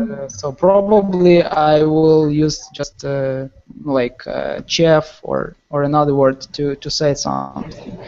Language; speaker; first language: English; non-native, learner; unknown